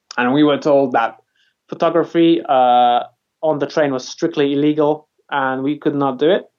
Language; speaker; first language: English; non-native, fluent; Polish